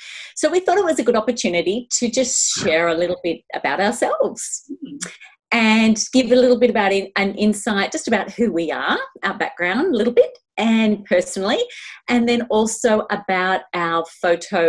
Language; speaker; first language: English; native; English